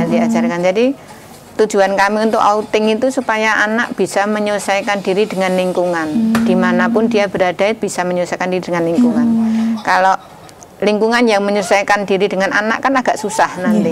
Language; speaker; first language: Indonesian; native; Indonesian